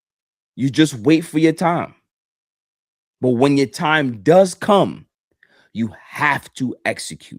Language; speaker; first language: English; native; English